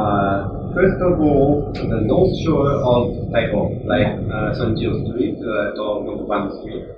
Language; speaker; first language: English; non-native, learner; Japanese